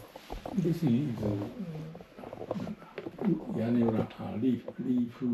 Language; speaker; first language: English; non-native, learner; Japanese